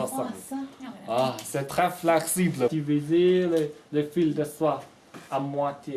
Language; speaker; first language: French; non-native, fluent; Chinese